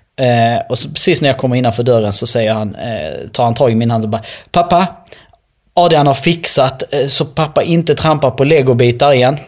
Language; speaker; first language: Swedish; early bilingual, other home language; Albanian